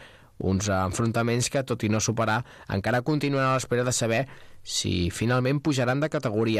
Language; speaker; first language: Catalan; native; Catalan